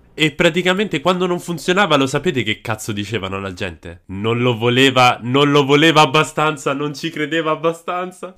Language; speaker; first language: Italian; native; Italian